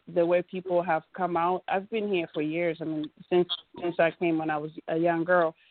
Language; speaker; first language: English; native; English